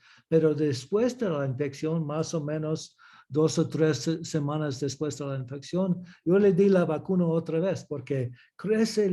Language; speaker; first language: Spanish; early bilingual, heritage; English